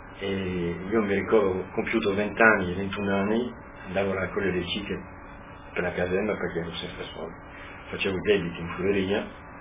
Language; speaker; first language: Italian; non-native, local second language; Friulian